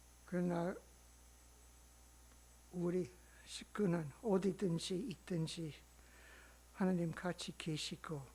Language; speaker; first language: Korean; non-native, learner; English